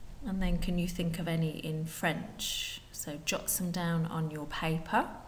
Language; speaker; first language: English; native; English